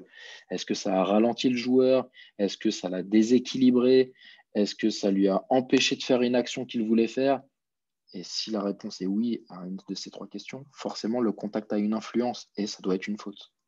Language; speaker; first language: French; native; French